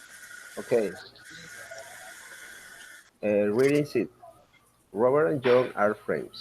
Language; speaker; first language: English; non-native, learner; Spanish